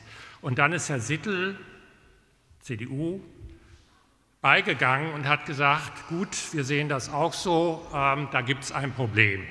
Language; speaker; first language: German; native; German